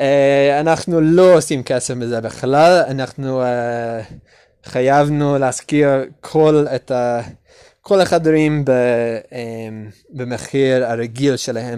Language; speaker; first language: Hebrew; non-native, learner; English